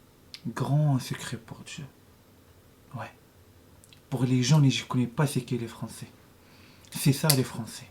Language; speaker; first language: French; non-native, learner; Arabic